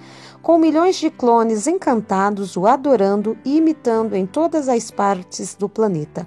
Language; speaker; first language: Portuguese; native; Portuguese